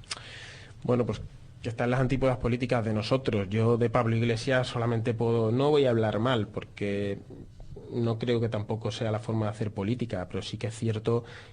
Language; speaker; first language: Spanish; native; Spanish